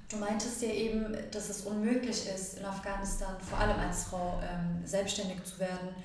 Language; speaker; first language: German; early bilingual, other home language; Persian